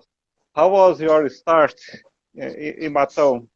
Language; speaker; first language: English; non-native, learner; Portuguese